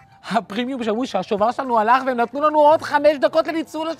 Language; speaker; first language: Hebrew; native; Hebrew